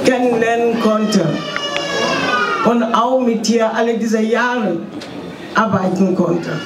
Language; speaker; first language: German; non-native, fluent; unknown